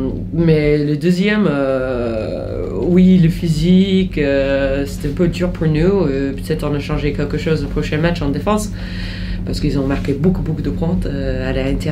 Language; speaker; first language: French; non-native, fluent; English